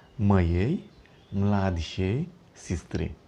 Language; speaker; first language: Russian; non-native, fluent; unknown